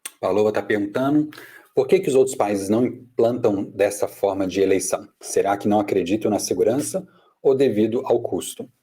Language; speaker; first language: Portuguese; non-native, fluent; English